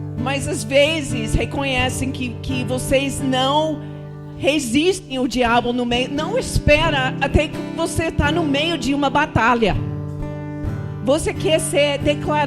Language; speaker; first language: Portuguese; non-native, fluent; English